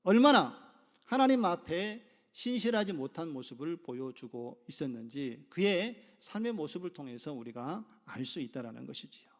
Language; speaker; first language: Korean; native; Korean